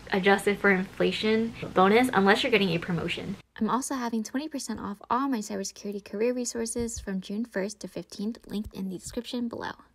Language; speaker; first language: English; native; English